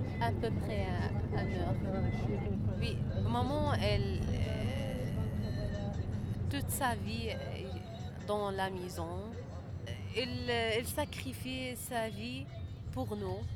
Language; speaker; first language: French; non-native, learner; Arabic